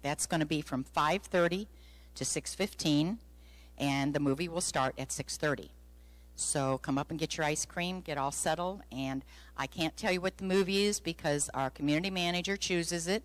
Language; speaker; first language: English; native; English